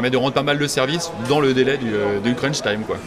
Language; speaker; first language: French; native; French